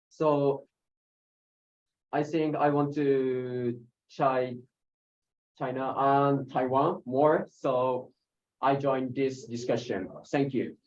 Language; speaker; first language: English; non-native, learner; Japanese